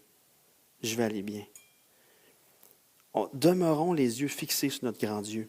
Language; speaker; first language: French; native; French